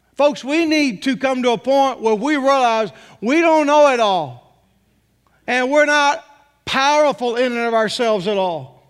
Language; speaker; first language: English; native; English